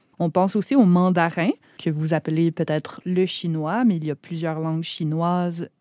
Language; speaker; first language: French; native; French